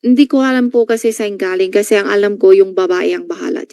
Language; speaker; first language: Filipino; non-native, learner; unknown